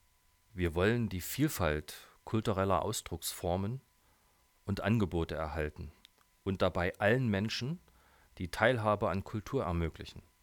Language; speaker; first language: German; native; German